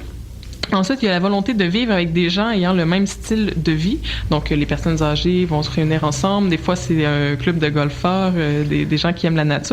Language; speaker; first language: French; native; French